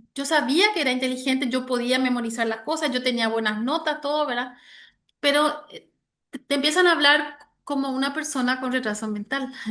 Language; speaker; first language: Spanish; early bilingual, other home language; German